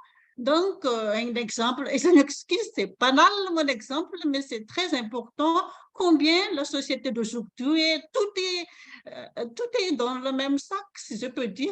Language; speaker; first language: French; non-native, local second language; Malagasy